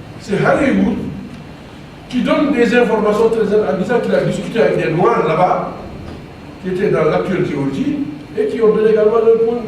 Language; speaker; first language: French; non-native, local second language; Wolof